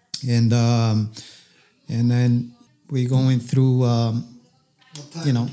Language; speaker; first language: English; non-native, fluent; Portuguese